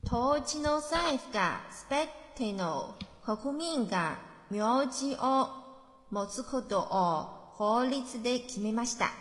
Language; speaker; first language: Japanese; non-native, learner; Chinese